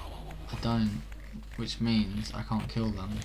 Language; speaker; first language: English; native; English